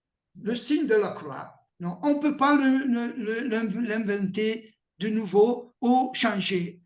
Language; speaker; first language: French; non-native, learner; Italian